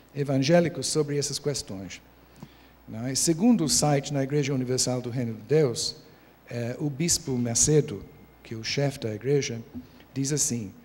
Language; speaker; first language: Portuguese; non-native, fluent; English